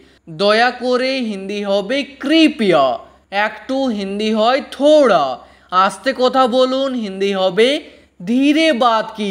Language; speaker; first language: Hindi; non-native, local second language; Bangla